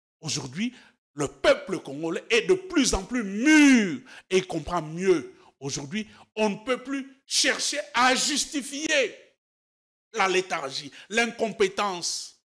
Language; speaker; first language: French; native; French